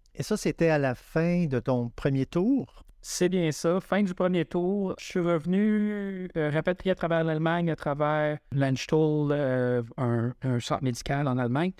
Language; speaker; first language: French; native; French